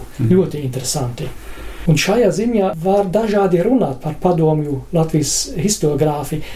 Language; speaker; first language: Latvian; non-native, fluent; German